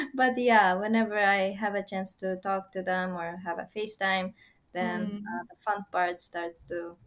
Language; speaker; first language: English; non-native, fluent; Uzbek